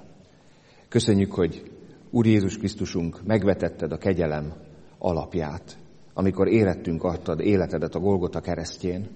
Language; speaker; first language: Hungarian; native; Hungarian